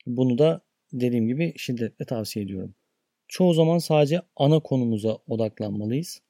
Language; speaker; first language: Turkish; native; Turkish